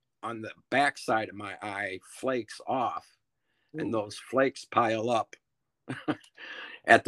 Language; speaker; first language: English; native; English